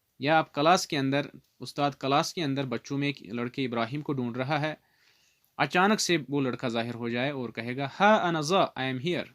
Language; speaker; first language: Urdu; non-native, local second language; Kashmiri